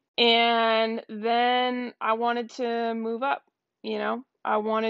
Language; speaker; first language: English; native; English